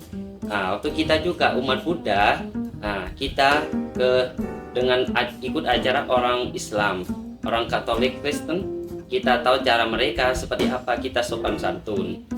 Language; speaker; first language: Indonesian; non-native, learner; Thai